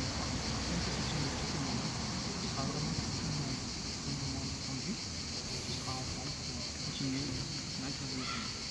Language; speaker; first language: French; native; French